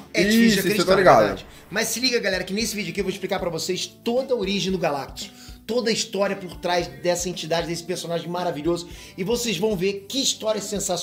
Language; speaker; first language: Portuguese; native; Portuguese